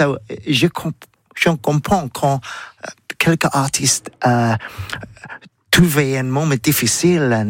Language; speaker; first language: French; non-native, learner; English